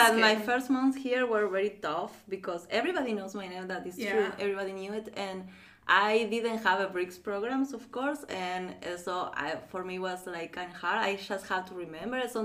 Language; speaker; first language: English; non-native, fluent; Spanish